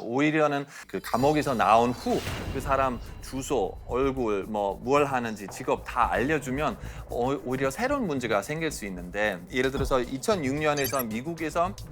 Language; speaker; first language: Korean; non-native, fluent; German